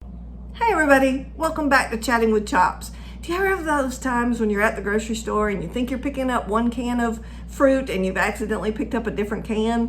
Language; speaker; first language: English; native; English